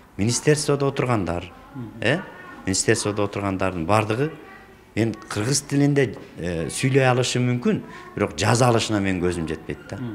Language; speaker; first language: Kyrgyz; native; Kyrgyz